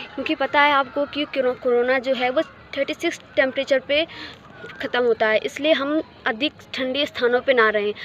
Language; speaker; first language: Hindi; native; Hindi